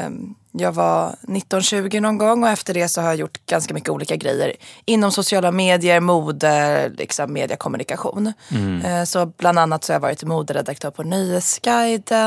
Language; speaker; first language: Swedish; native; Swedish